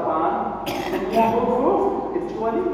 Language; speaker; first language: Indonesian; non-native, learner; Arabic